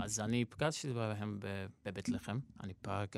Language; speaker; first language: Hebrew; non-native, local second language; Armenian